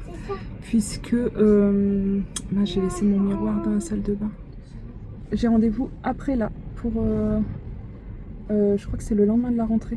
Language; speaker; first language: French; native; French